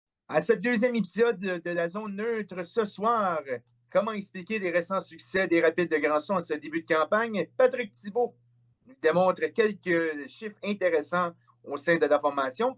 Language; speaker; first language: French; native; French